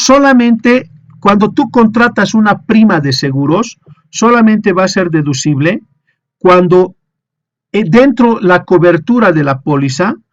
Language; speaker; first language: Spanish; native; Spanish